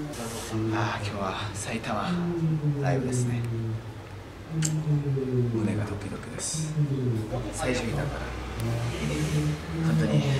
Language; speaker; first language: Japanese; non-native, fluent; Korean